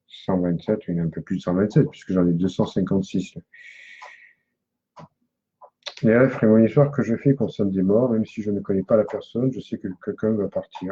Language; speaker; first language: French; native; French